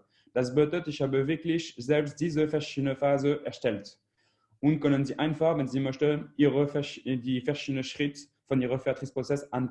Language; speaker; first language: German; non-native, learner; French